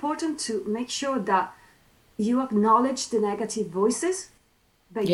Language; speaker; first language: English; non-native, fluent; Italian